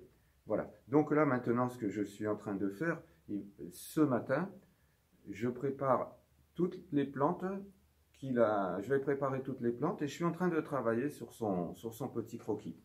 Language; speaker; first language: French; native; French